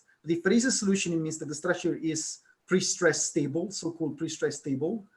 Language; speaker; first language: English; non-native, fluent; Italian